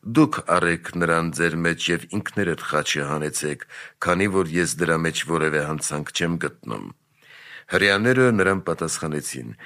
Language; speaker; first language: Armenian; native; Armenian